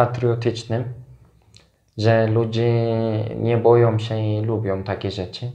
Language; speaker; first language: Polish; non-native, fluent; Turkish